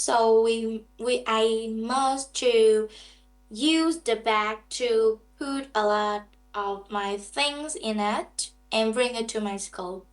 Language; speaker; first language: English; non-native, learner; Vietnamese